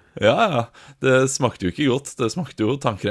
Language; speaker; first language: Norwegian; native; Norwegian